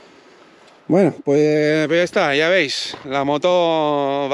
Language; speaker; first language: Spanish; non-native, fluent; Italian